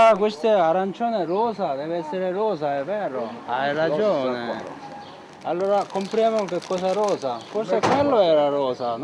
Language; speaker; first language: Italian; non-native, learner; Korean